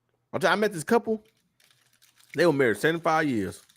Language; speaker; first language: English; native; English